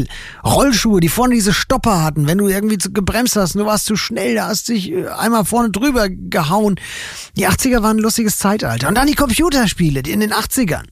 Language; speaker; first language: German; native; German